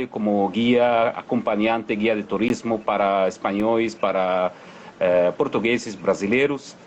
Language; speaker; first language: Portuguese; non-native, fluent; Arabic